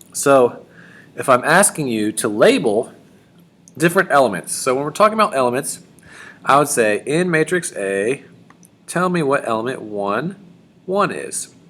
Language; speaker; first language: English; native; English